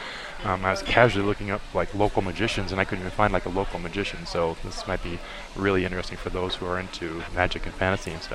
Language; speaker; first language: English; native; English